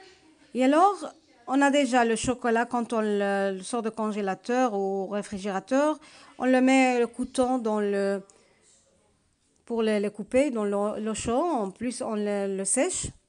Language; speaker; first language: French; non-native, learner; Arabic